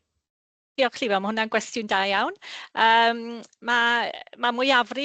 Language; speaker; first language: Welsh; native; Welsh